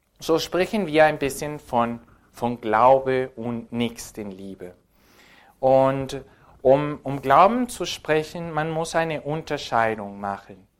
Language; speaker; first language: German; non-native, fluent; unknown